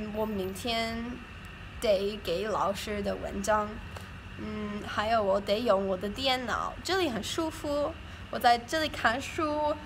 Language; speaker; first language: Chinese; non-native, learner; English